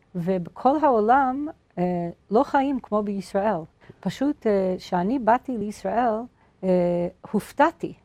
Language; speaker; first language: Hebrew; non-native, fluent; English